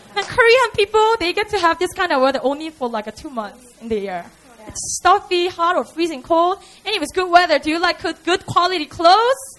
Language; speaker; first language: English; non-native, fluent; Korean